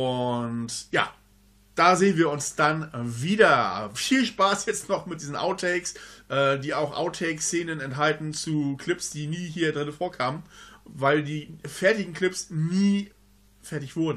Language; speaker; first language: German; native; German